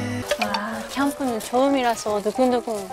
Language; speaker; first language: Korean; non-native, learner; Japanese